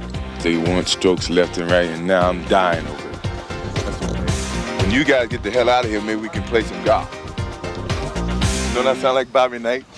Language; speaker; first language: English; native; English